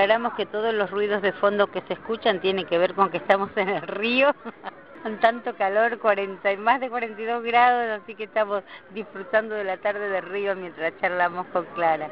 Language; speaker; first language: Spanish; native; Spanish